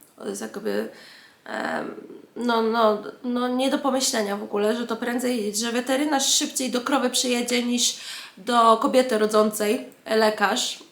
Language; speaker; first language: Polish; native; Polish